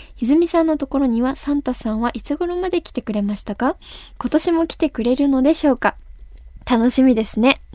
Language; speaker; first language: Japanese; native; Japanese